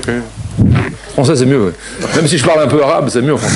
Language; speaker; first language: French; native; French